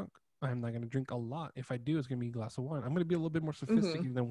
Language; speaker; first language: English; native; English